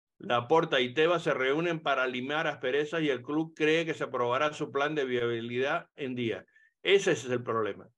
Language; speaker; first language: Spanish; native; Spanish